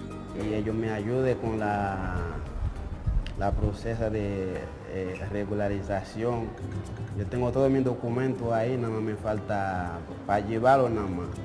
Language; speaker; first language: Spanish; non-native, learner; Haitian Creole